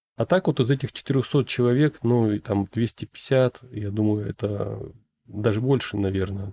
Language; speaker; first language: Russian; native; Russian